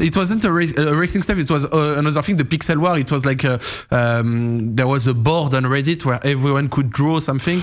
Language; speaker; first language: English; non-native, fluent; French